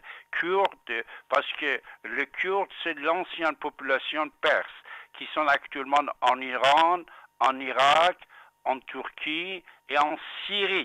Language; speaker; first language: French; non-native, fluent; Persian